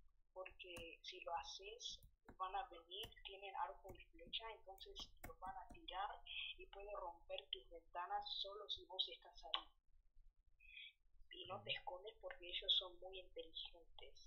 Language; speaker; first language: Spanish; early bilingual, heritage; Spanish